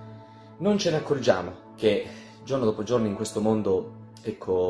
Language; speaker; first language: Italian; native; Italian